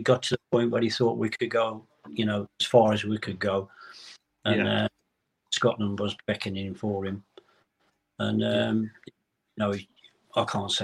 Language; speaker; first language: English; native; English